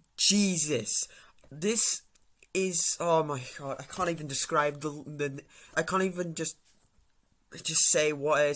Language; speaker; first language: English; native; English